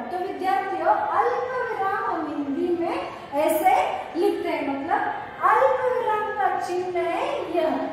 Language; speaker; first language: Hindi; non-native, local second language; Kannada